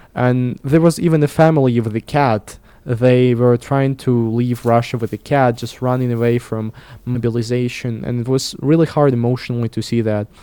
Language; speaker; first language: English; non-native, fluent; Russian